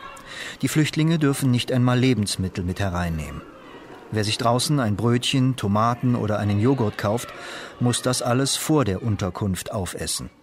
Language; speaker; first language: German; native; German